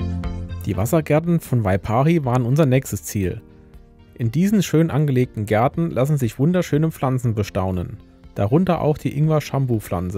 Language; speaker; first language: German; native; German